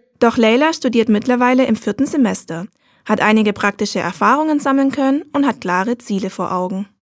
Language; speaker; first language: German; native; German